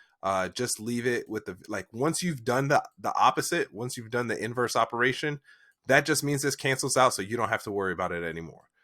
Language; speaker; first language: English; native; English